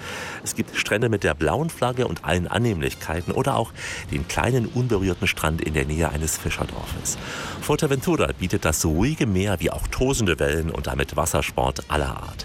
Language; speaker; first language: German; native; German